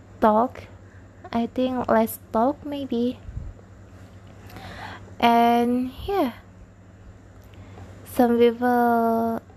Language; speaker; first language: English; non-native, learner; Indonesian